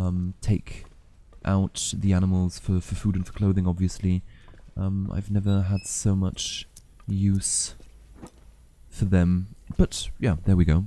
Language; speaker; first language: English; native; English